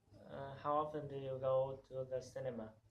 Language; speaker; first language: English; non-native, learner; Vietnamese